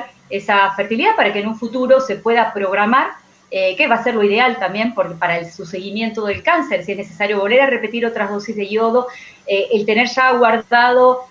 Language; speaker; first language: Spanish; native; Spanish